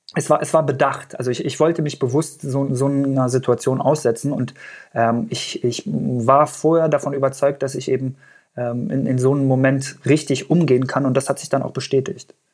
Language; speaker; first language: German; early bilingual, other home language; Persian